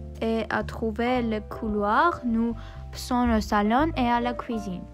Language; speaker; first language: French; non-native, learner; Armenian